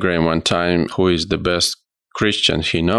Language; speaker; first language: English; non-native, fluent; Ukrainian